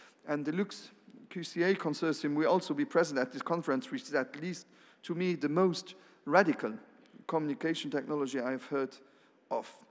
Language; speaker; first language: English; non-native, fluent; Luxembourgish